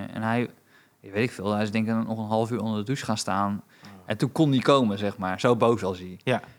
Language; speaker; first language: Dutch; early bilingual, other home language; Romanian